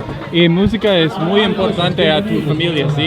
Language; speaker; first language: Spanish; non-native, learner; English